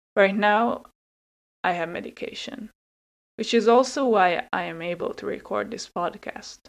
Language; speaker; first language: English; non-native, fluent; Hungarian